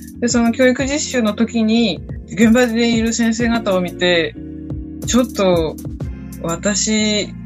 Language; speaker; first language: Japanese; native; Japanese